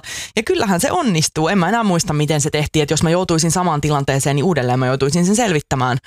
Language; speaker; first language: Finnish; native; Finnish